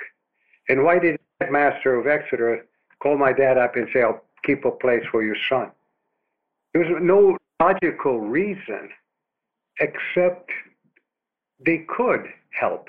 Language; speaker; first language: English; non-native, fluent; Romanian